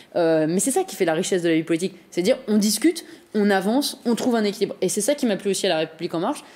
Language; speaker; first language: French; native; French